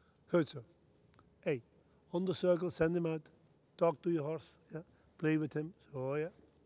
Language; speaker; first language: English; non-native, fluent; Dutch